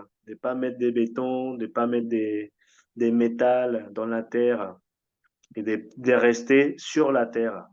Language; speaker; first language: French; non-native, fluent; Spanish